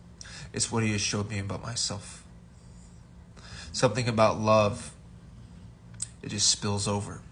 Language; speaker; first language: English; native; English